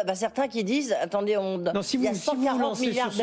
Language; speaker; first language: French; native; French